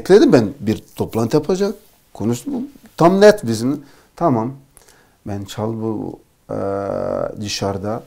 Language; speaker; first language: Turkish; non-native, learner; Portuguese